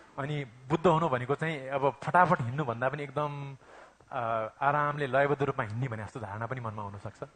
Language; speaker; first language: Nepali; native; Nepali